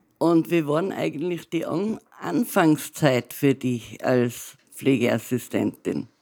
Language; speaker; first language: German; native; German